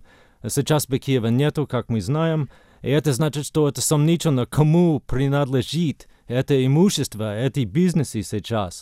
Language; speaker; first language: Russian; non-native, fluent; English